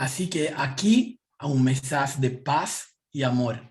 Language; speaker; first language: Spanish; non-native, learner; Italian